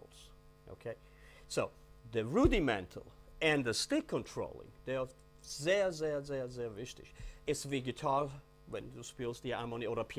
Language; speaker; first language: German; non-native, learner; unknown